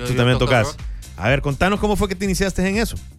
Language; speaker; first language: Spanish; native; Spanish